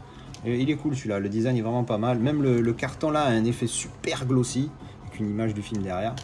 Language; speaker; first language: French; native; French